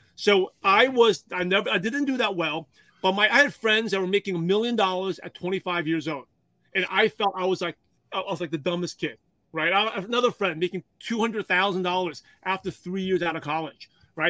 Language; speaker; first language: English; early bilingual, other home language; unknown